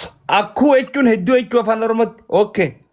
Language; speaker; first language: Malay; non-native, learner; Oromo